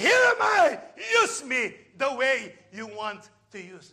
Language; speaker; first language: English; non-native, local second language; Filipino